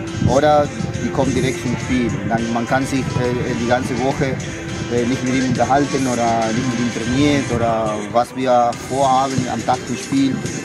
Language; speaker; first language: German; non-native, fluent; Spanish